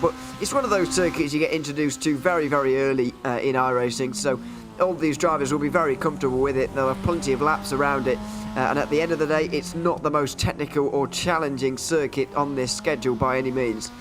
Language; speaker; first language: English; native; English